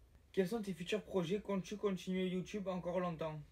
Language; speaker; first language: French; native; French